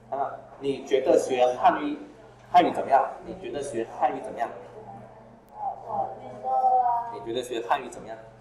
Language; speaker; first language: Vietnamese; native; Vietnamese